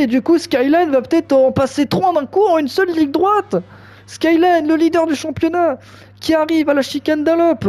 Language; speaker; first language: French; native; French